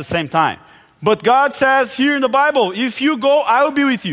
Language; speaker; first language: English; non-native, fluent; Portuguese